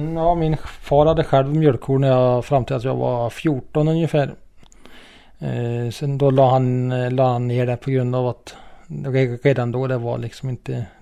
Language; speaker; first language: Swedish; native; Swedish